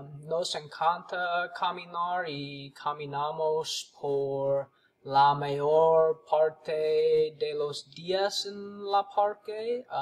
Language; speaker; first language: Spanish; non-native, learner; English